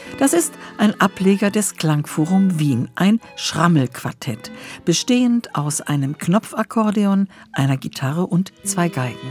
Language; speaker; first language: German; native; German